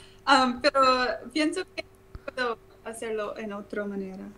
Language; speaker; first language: Spanish; non-native, learner; English